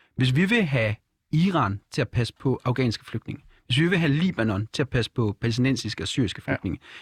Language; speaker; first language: Danish; native; Danish